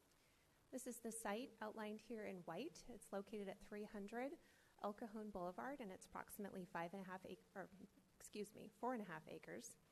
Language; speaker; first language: English; native; English